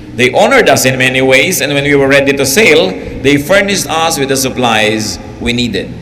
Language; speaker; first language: English; non-native, local second language; Filipino